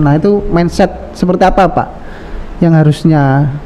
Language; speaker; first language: Indonesian; native; Indonesian